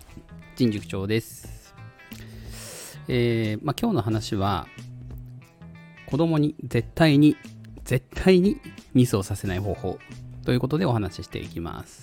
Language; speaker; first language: Japanese; native; Japanese